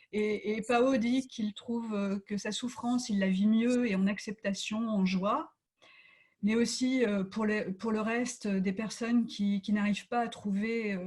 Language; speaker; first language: French; native; French